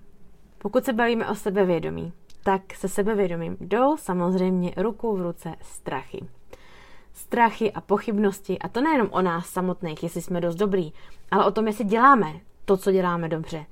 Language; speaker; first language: Czech; native; Czech